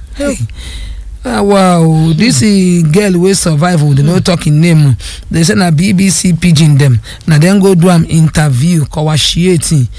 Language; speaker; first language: Nigerian Pidgin; non-native, local second language; Yoruba